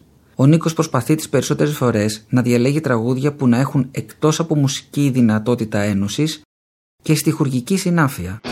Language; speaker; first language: Greek; native; Greek